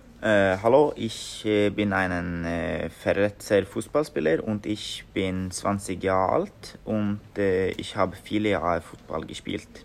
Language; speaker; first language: German; non-native, learner; Norwegian